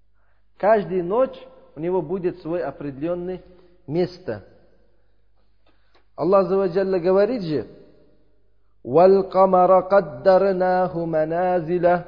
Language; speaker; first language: Russian; non-native, learner; Uzbek